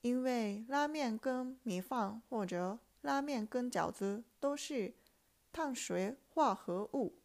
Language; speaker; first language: Chinese; non-native, fluent; Japanese